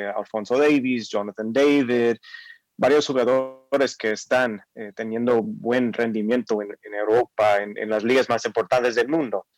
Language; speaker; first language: Spanish; non-native, fluent; English